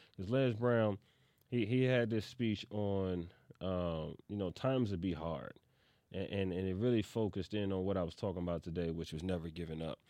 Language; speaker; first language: English; native; English